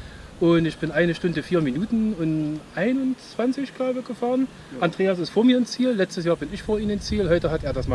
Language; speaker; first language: German; native; German